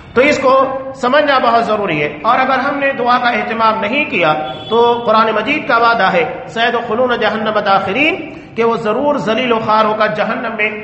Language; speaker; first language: Urdu; native; Urdu